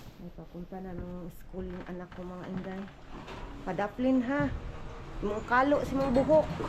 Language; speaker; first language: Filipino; non-native, local second language; Cebuano